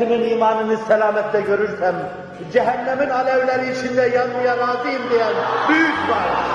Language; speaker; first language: Turkish; native; Turkish